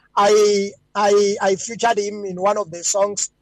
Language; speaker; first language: English; non-native, local second language; Venda